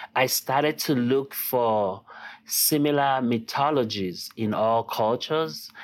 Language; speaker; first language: English; non-native, local second language; Yoruba